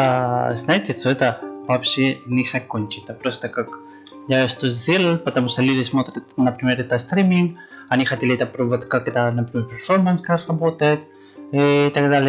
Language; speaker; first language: Russian; non-native, learner; Spanish